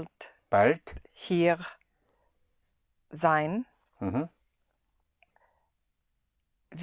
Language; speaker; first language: German; non-native, learner; English